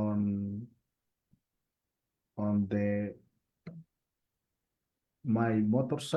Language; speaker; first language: English; non-native, learner; Spanish